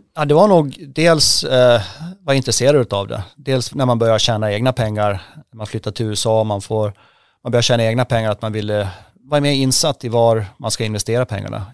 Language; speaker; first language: Swedish; native; Swedish